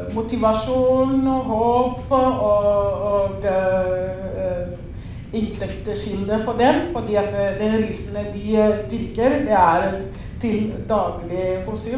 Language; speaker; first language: Norwegian; non-native, fluent; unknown